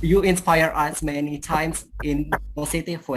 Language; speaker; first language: English; non-native, learner; Indonesian